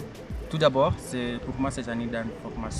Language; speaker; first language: French; non-native, learner; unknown